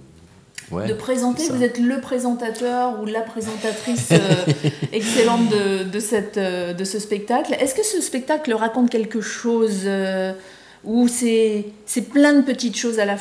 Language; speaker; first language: French; native; French